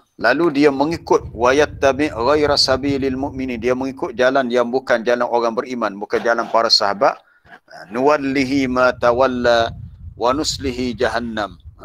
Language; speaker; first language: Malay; native; Malay